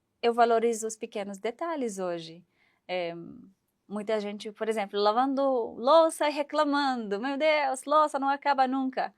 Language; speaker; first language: Portuguese; non-native, fluent; Arabic